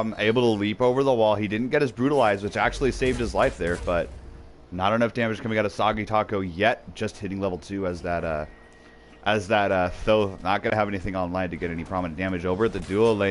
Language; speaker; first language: English; native; English